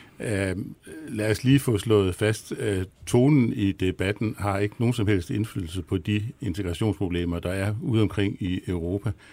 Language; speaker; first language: Danish; native; Danish